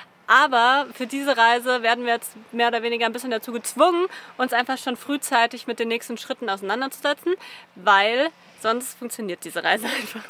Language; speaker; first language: German; native; German